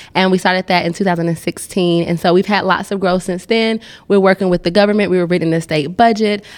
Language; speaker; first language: English; native; English